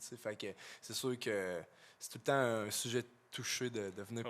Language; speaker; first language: French; native; French